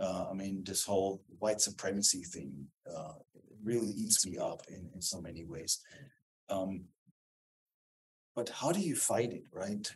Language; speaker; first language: English; non-native, fluent; German